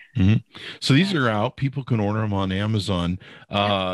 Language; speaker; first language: English; native; English